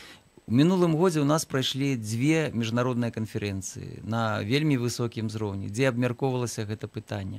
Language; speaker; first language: Belarusian; native; Belarusian